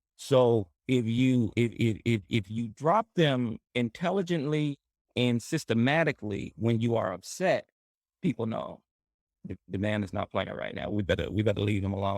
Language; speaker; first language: English; native; English